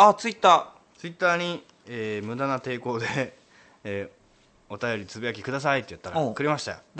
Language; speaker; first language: Japanese; native; Japanese